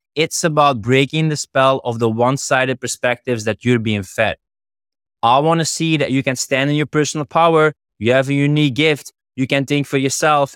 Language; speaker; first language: English; non-native, fluent; Dutch